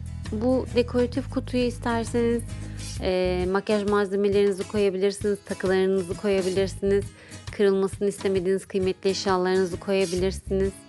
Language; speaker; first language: Turkish; native; Turkish